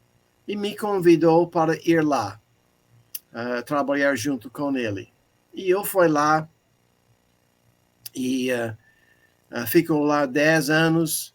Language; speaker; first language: Portuguese; non-native, fluent; English